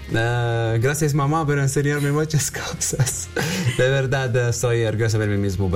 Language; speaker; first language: Spanish; non-native, learner; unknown